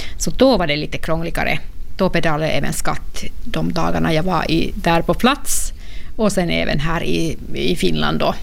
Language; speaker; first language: Swedish; non-native, local second language; Finnish